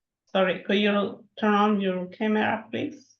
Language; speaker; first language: English; non-native, fluent; Spanish